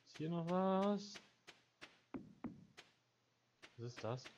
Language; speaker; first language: German; native; German